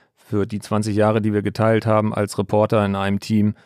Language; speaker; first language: German; native; German